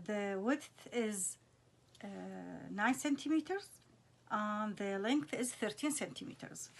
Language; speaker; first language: English; non-native, fluent; Arabic